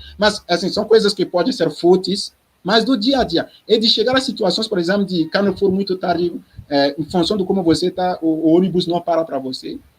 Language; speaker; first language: Portuguese; non-native, fluent; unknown